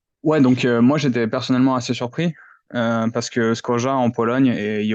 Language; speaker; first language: French; native; French